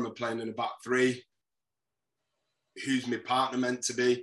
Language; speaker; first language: English; native; English